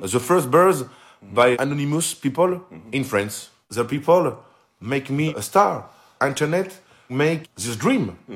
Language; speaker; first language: English; non-native, learner; French